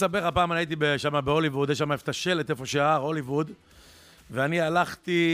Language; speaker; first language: Hebrew; native; Hebrew